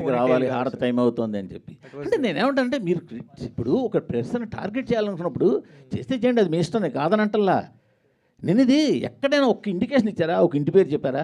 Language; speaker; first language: Telugu; native; Telugu